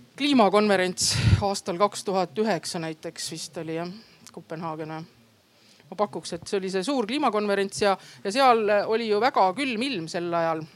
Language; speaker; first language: Estonian; native; Estonian